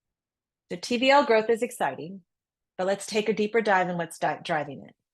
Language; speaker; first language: English; native; English